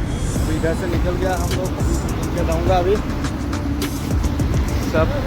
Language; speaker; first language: Hindi; non-native, local second language; Assamese